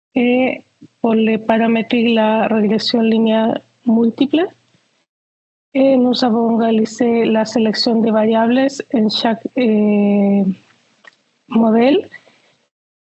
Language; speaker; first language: French; non-native, fluent; Spanish